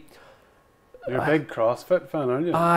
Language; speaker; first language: English; native; English